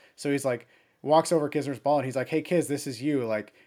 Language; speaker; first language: English; early bilingual, other home language; German